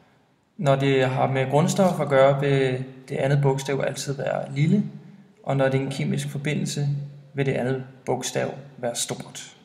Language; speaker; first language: Danish; native; Danish